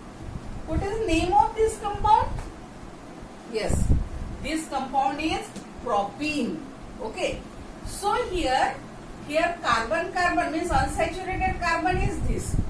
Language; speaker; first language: English; non-native, local second language; Marathi